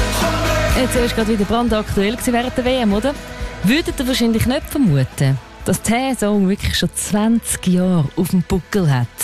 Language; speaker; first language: German; native; German